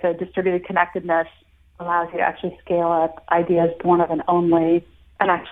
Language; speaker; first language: English; native; English